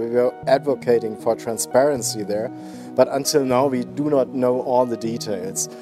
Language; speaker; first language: English; non-native, fluent; German